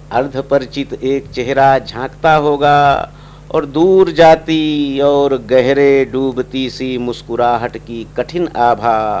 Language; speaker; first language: Hindi; native; Hindi